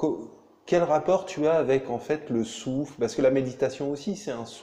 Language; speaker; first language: French; native; French